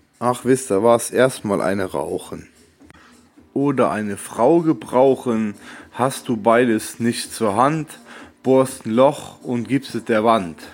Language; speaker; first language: German; native; German